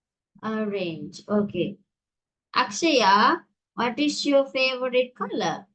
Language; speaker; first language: English; non-native, local second language; Tamil